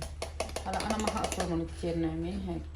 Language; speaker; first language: Arabic; native; Arabic